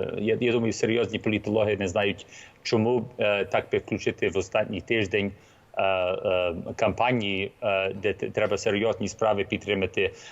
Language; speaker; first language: Ukrainian; early bilingual, heritage; Ukrainian